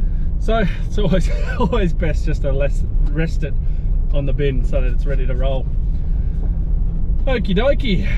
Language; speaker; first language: English; native; English